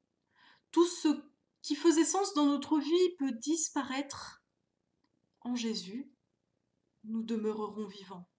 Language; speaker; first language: French; native; French